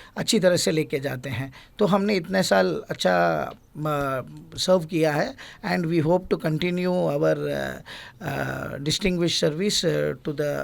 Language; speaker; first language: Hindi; non-native, local second language; Gujarati